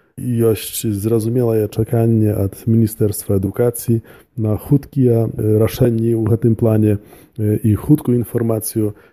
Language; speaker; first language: Belarusian; native; Belarusian